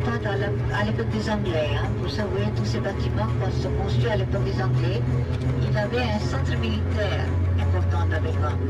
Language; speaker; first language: French; non-native, fluent; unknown